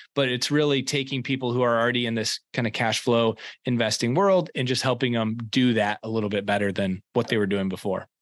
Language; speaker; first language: English; native; English